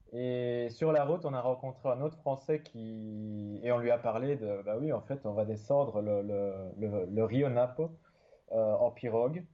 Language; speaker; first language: French; native; French